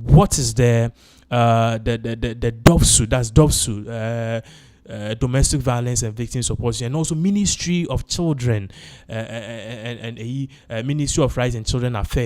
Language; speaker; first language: English; non-native, local second language; Akan